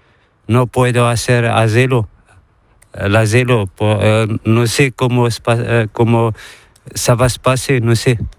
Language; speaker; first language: Spanish; non-native, learner; Arabic